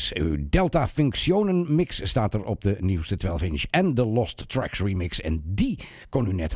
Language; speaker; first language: Dutch; native; Dutch